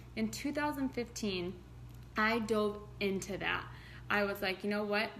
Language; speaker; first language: English; native; English